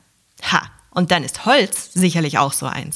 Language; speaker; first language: German; native; German